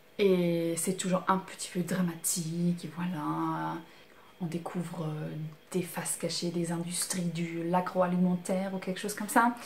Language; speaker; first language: French; non-native, fluent; German